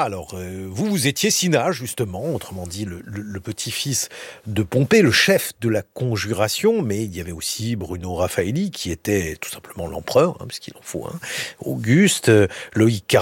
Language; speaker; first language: French; native; French